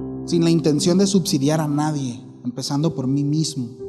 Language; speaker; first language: Spanish; native; Spanish